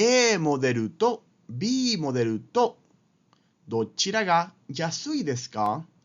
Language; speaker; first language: Japanese; non-native, fluent; Spanish